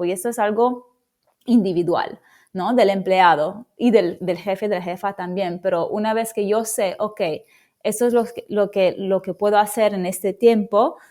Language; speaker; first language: Spanish; non-native, fluent; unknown